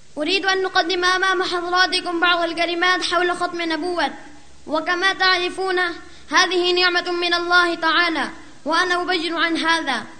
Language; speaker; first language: Arabic; non-native, fluent; Urdu